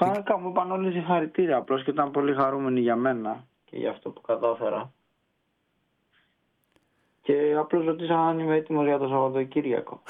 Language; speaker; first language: Greek; early bilingual, heritage; Greek